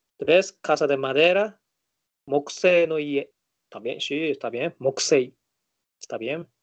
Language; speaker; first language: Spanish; non-native, learner; Japanese